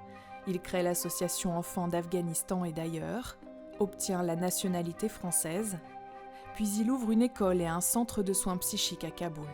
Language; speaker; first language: French; native; French